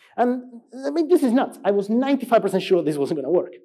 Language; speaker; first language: English; non-native, fluent; Spanish